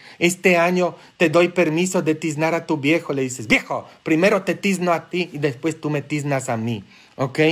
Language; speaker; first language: Spanish; non-native, fluent; Polish